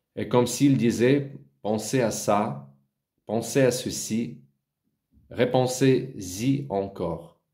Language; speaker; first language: French; non-native, learner; Ukrainian